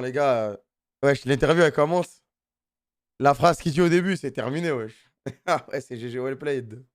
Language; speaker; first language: French; native; French